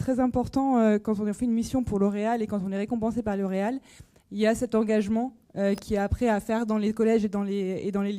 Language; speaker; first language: French; native; French